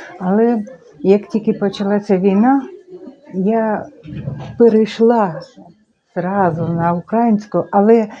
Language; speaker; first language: Ukrainian; non-native, local second language; Russian